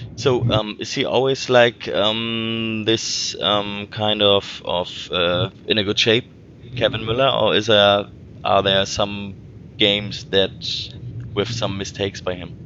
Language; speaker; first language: English; non-native, fluent; German